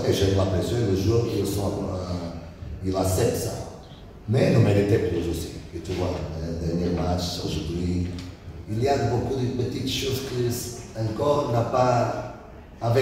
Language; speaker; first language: French; non-native, learner; Portuguese